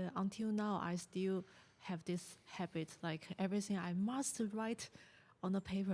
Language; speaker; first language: English; non-native, learner; Chinese